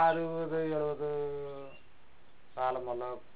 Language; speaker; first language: Tamil; non-native, local second language; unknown